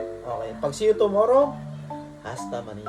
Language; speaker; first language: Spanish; non-native, learner; Filipino